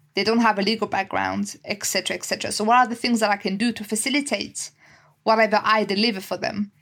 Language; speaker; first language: English; non-native, fluent; French